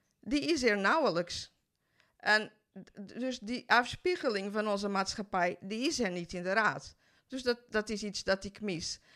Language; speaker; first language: Dutch; non-native, fluent; Portuguese